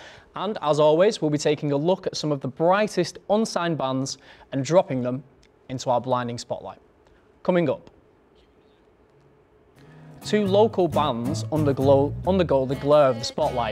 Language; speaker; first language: English; native; English